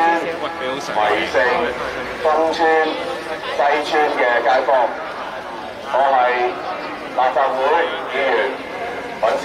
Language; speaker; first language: Chinese; native; Chinese